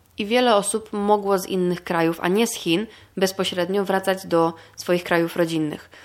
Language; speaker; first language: Polish; native; Polish